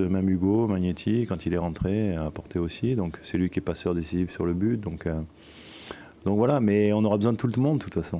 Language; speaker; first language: French; native; French